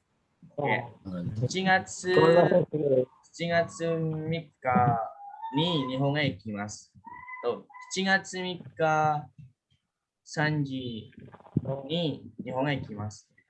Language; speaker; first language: Japanese; non-native, fluent; Indonesian